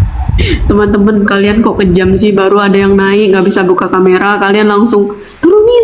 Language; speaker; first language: Indonesian; native; Indonesian